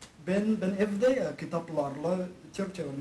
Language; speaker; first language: Turkish; non-native, learner; English